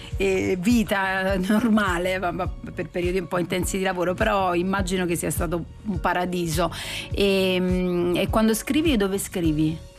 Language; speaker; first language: Italian; native; Italian